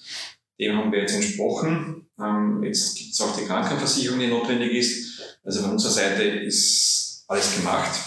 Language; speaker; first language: German; native; German